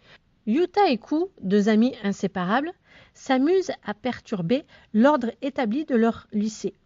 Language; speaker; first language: French; native; French